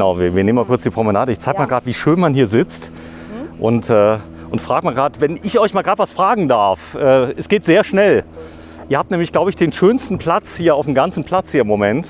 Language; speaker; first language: German; native; German